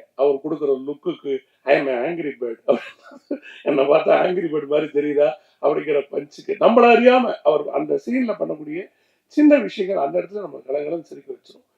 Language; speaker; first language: Tamil; native; Tamil